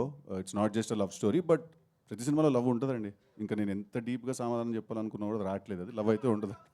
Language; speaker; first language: Telugu; native; Telugu